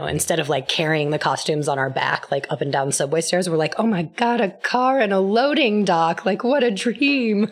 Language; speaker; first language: English; native; English